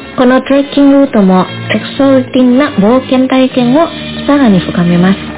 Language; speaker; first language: Japanese; non-native, fluent; Indonesian